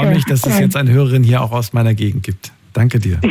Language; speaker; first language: German; native; German